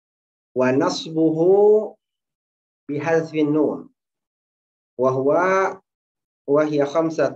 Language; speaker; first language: Arabic; non-native, fluent; Indonesian